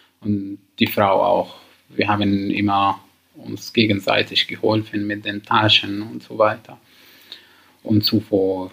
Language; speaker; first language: German; non-native, learner; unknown